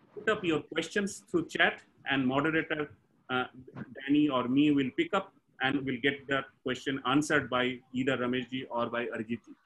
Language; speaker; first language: English; non-native, local second language; Bangla